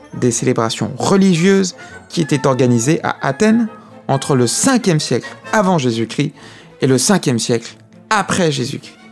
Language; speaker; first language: French; native; French